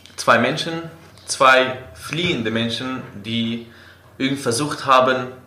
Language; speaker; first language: German; non-native, fluent; Kurdish